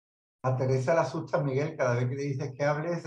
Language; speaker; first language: Spanish; native; Spanish